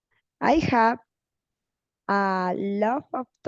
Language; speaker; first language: English; non-native, learner; Spanish